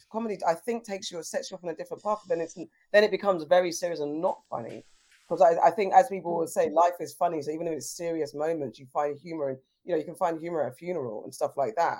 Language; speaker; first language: English; native; English